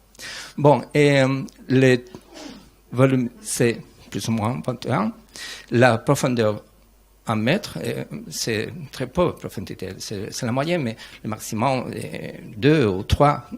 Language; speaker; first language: French; non-native, learner; Spanish